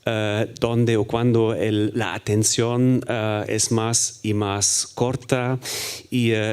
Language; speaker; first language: Spanish; non-native, fluent; German